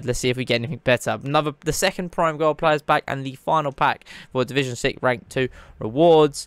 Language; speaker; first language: English; native; English